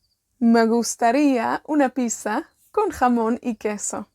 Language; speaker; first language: Spanish; non-native, fluent; Welsh